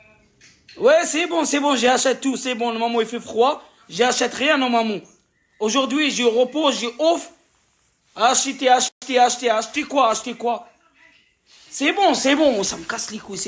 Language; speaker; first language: French; non-native, learner; Arabic